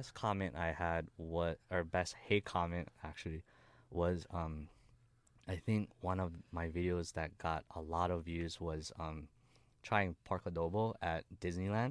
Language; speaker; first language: English; native; English